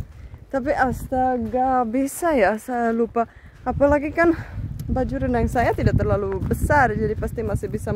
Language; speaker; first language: Indonesian; non-native, fluent; Czech